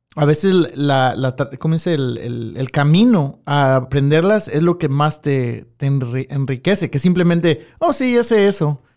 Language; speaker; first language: Spanish; early bilingual, heritage; Spanish